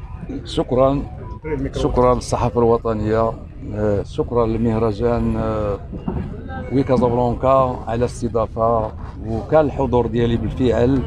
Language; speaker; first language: Arabic; native; Arabic